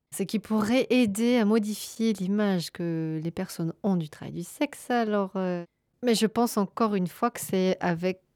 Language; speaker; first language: French; native; French